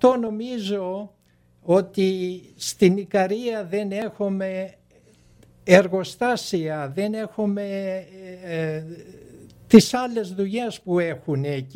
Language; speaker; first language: Greek; early bilingual, other home language; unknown